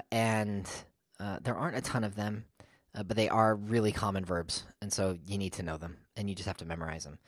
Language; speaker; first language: English; native; English